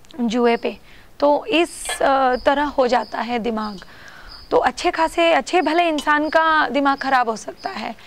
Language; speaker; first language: Hindi; non-native, local second language; Marathi